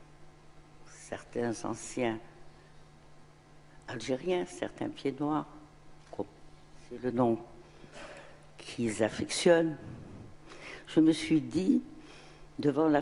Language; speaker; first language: French; non-native, local second language; Arabic